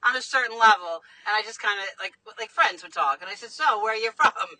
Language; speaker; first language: English; native; English